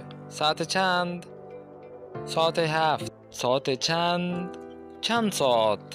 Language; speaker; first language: Persian; non-native, fluent; Urdu